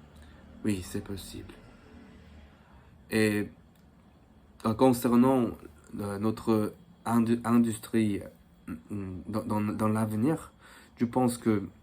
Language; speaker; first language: French; non-native, fluent; Korean